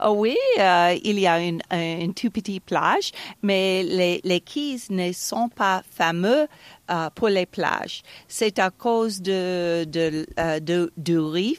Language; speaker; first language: French; non-native, fluent; English